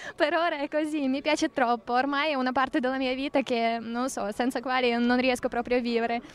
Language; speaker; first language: Italian; non-native, learner; Ukrainian